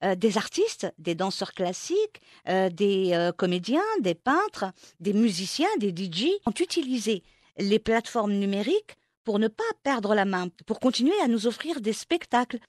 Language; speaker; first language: French; non-native, local second language; Arabic